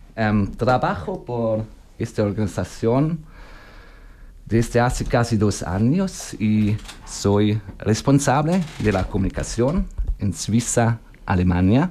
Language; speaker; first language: Spanish; non-native, learner; German